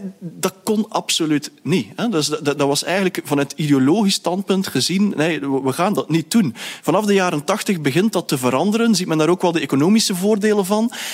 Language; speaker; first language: Dutch; native; Dutch